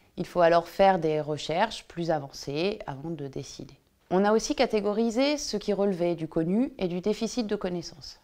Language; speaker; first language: French; native; French